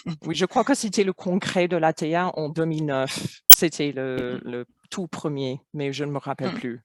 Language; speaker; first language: French; non-native, fluent; English